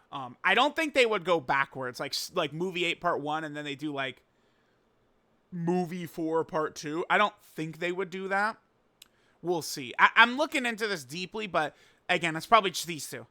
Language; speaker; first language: English; native; English